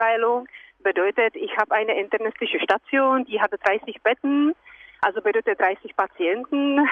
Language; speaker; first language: German; non-native, fluent; Czech